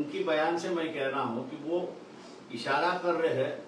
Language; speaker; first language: Hindi; non-native, local second language; Marathi